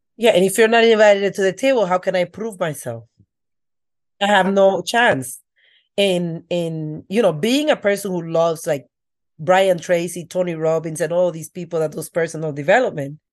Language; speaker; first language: English; non-native, fluent; Spanish